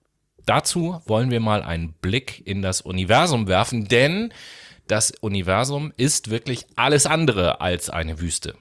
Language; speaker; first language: German; native; German